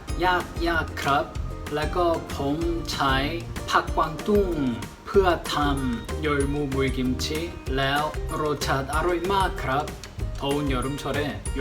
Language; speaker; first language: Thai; non-native, learner; Korean